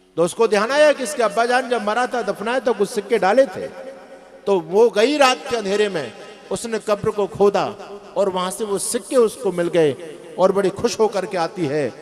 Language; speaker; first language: Hindi; native; Hindi